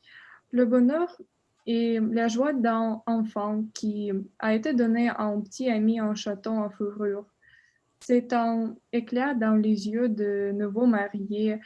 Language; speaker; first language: French; non-native, learner; Russian